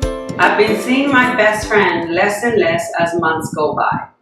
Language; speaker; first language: English; non-native, fluent; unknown